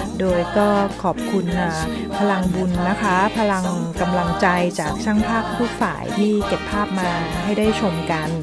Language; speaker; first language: Thai; native; Thai